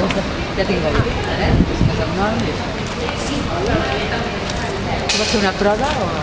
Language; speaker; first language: Catalan; native; Catalan